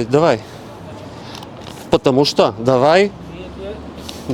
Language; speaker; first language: Russian; non-native, learner; Bulgarian